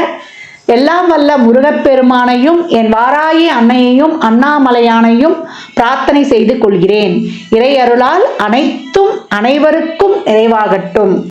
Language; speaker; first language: Tamil; native; Tamil